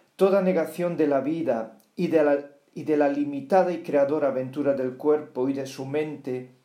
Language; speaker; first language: Spanish; non-native, local second language; Galician